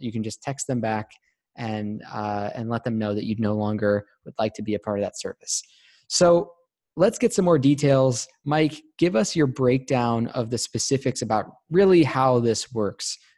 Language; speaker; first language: English; native; English